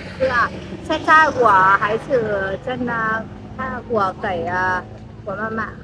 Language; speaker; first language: Chinese; non-native, learner; Vietnamese